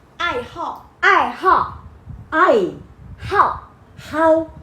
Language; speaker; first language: Chinese; non-native, learner; Korean